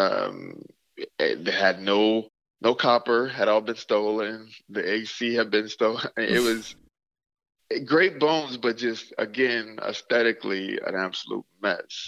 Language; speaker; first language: English; native; English